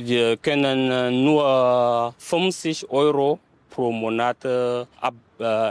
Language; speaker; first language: German; non-native, learner; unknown